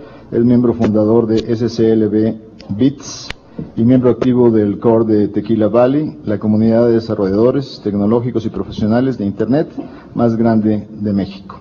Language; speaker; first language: Spanish; native; Spanish